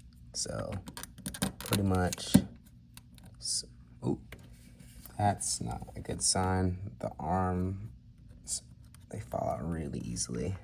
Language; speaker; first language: English; native; English